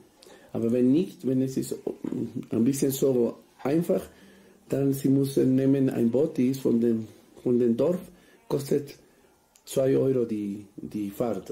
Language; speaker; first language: German; non-native, fluent; Spanish